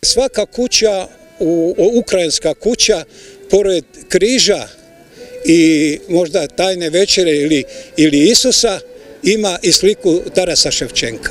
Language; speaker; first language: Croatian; early bilingual, other home language; Ukrainian